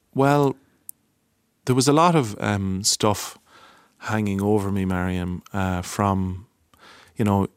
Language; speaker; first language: English; native; English